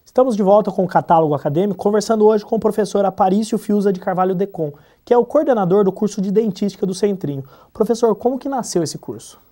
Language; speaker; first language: Portuguese; native; Portuguese